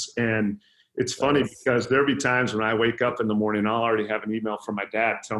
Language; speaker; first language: English; native; English